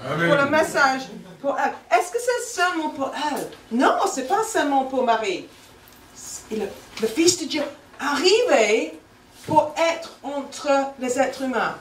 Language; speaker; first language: French; non-native, fluent; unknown